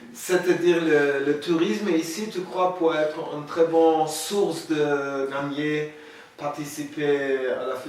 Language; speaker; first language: French; non-native, learner; German